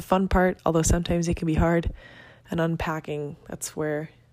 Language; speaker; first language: English; non-native, fluent; Spanish